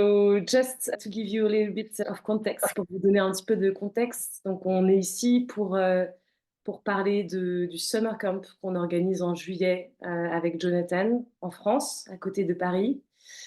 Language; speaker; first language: French; native; French